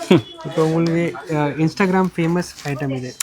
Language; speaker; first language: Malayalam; non-native, learner; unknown